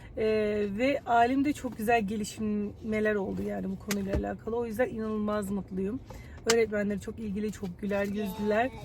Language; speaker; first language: Turkish; native; Turkish